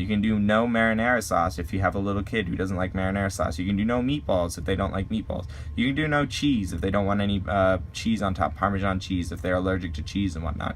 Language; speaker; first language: English; native; English